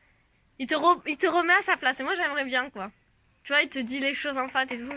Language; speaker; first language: French; native; French